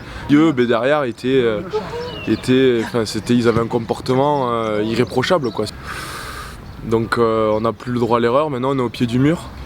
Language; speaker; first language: French; native; French